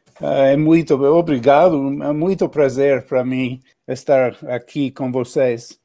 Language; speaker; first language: Portuguese; non-native, learner; English